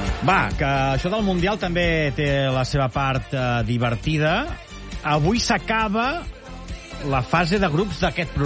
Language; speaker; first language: Catalan; native; Catalan